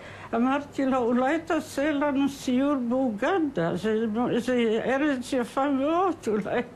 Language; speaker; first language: Hebrew; non-native, fluent; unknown